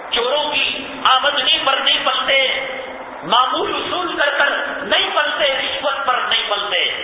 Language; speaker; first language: Urdu; native; Urdu